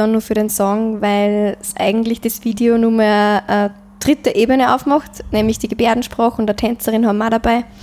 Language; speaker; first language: German; native; German